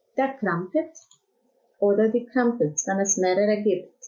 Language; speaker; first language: German; non-native, fluent; Croatian